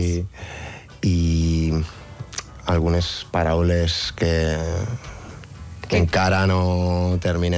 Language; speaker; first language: Catalan; non-native, local second language; Spanish